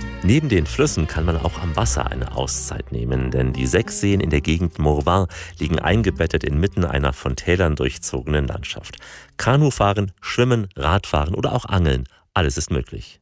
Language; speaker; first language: German; native; German